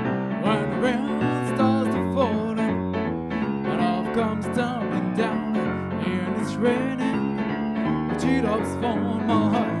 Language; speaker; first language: English; non-native, learner; French